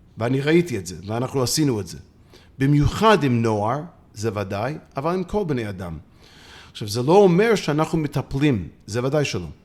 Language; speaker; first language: Hebrew; non-native, fluent; English